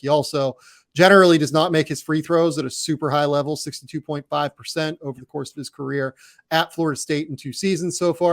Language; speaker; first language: English; native; English